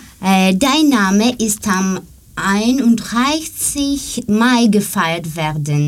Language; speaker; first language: German; non-native, learner; Greek